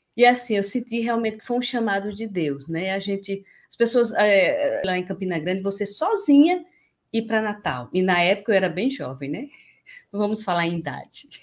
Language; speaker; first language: Portuguese; native; Portuguese